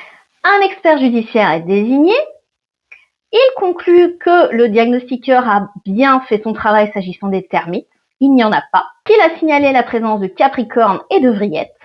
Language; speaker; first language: French; native; French